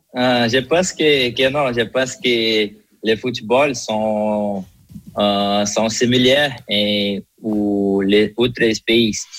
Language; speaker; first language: French; non-native, learner; Portuguese